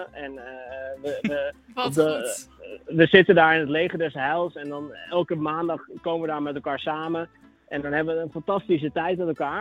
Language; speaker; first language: Dutch; native; Dutch